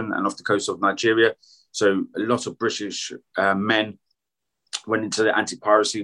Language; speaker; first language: English; native; English